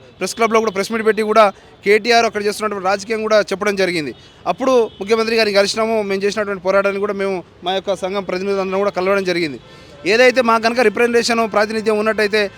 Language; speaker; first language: Telugu; non-native, local second language; Lambadi